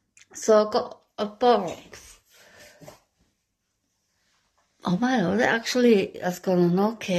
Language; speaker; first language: English; native; English